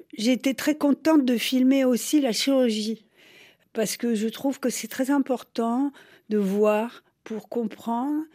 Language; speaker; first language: French; native; French